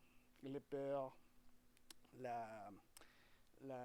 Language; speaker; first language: French; non-native, fluent; Spanish